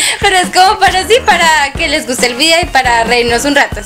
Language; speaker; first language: Spanish; native; Spanish